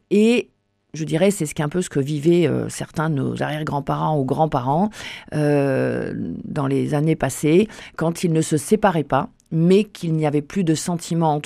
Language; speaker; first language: French; native; French